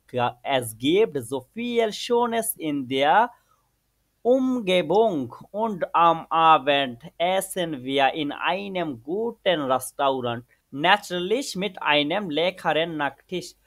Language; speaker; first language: German; non-native, fluent; Bangla